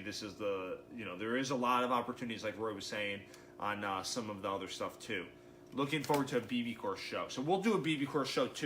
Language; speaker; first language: English; native; English